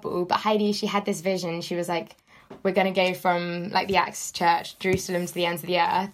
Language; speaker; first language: English; native; English